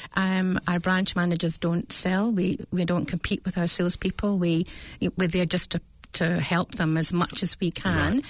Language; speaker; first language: English; native; English